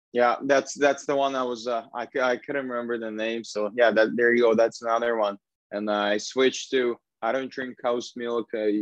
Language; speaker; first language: English; non-native, fluent; Russian